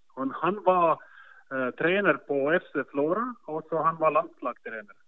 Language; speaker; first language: Norwegian; non-native, fluent; Estonian